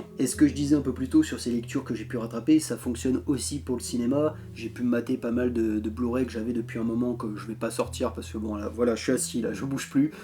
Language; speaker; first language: French; native; French